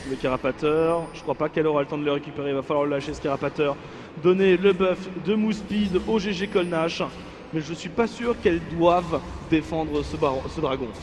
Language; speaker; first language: French; native; French